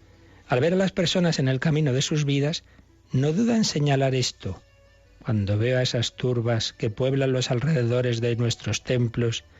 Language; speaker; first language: Spanish; native; Spanish